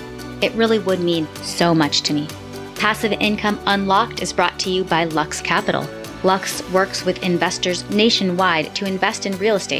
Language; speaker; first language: English; native; English